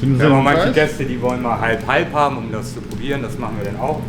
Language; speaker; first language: German; native; German